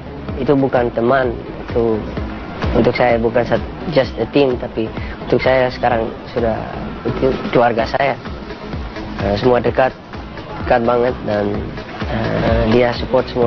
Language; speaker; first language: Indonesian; non-native, learner; Dutch